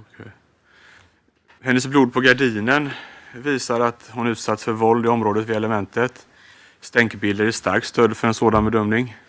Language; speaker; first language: Swedish; native; Swedish